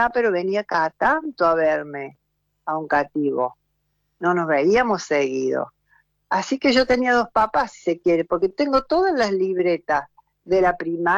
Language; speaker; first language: Spanish; native; Spanish